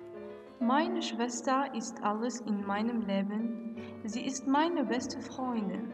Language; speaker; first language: German; non-native, learner; Arabic